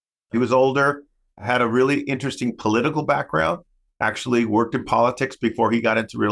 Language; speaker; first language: English; native; English